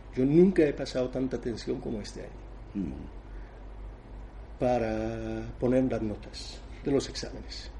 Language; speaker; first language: Spanish; non-native, fluent; Persian